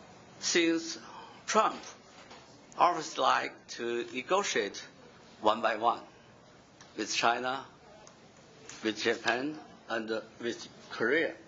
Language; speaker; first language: English; non-native, fluent; Chinese